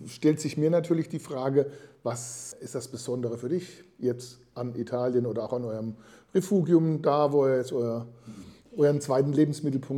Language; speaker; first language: German; native; German